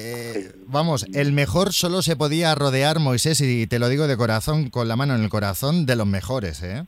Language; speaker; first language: Spanish; native; Spanish